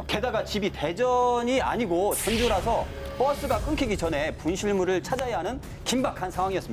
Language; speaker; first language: Korean; native; Korean